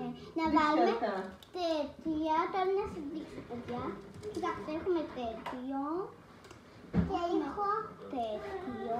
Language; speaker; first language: Greek; early bilingual, heritage; Greek